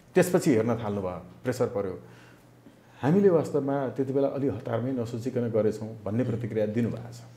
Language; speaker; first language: Nepali; native; Nepali